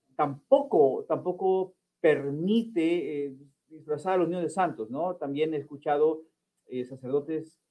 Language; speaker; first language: Spanish; early bilingual, heritage; Spanish